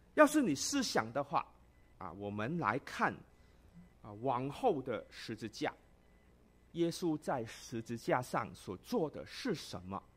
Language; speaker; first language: Chinese; non-native, local second language; Cantonese